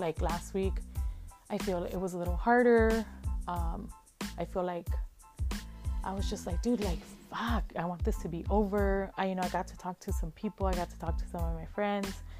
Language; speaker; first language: English; early bilingual, other home language; Spanish